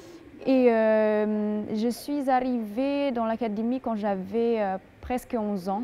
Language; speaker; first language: French; non-native, fluent; Indonesian